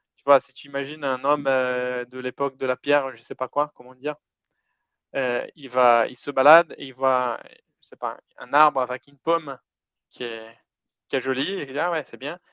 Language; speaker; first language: French; non-native, fluent; Portuguese